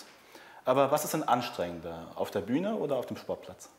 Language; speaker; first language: German; native; German